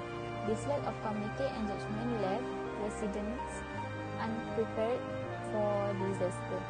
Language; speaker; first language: English; non-native, local second language; Malay